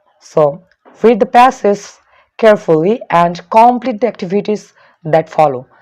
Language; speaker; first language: English; non-native, local second language; Bangla